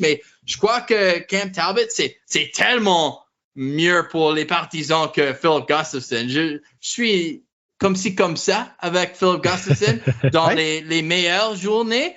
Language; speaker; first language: French; non-native, learner; English